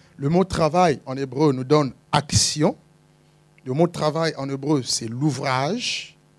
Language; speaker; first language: French; non-native, local second language; Lingala